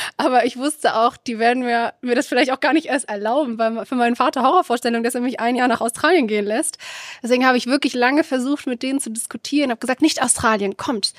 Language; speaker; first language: German; early bilingual, other home language; Arabic